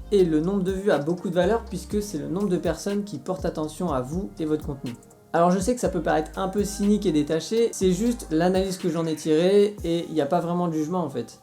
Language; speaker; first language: French; native; French